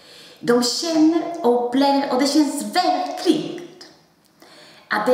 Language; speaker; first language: Swedish; non-native, fluent; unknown